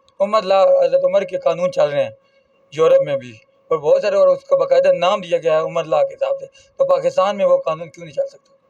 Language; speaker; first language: Urdu; non-native, local second language; Punjabi